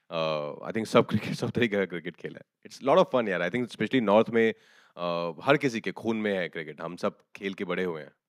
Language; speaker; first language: Hindi; native; Hindi